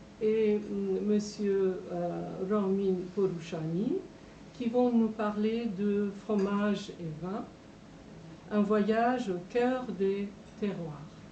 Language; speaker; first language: French; non-native, fluent; Persian